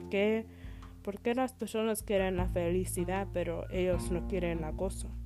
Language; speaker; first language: Spanish; non-native, learner; English